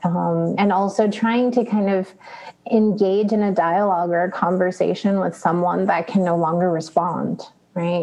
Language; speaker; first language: English; early bilingual, other home language; Spanish